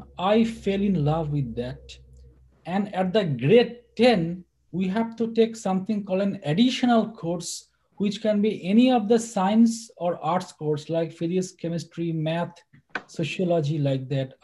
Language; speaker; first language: English; non-native, local second language; Bangla